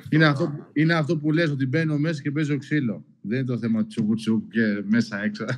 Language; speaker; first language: Greek; non-native, local second language; Albanian